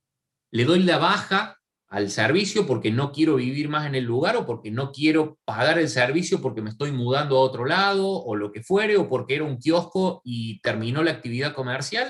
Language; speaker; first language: Spanish; native; Spanish